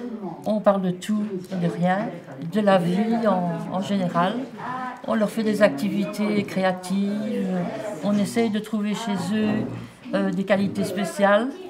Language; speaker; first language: French; native; French